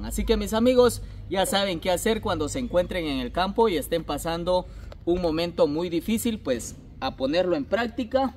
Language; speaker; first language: Spanish; native; Spanish